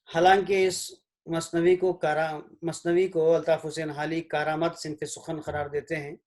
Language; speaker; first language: Urdu; native; Urdu